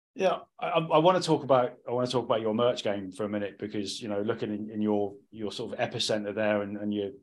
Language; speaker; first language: English; native; English